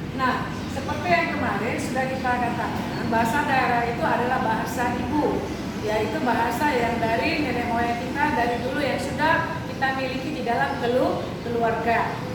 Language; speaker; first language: Indonesian; non-native, local second language; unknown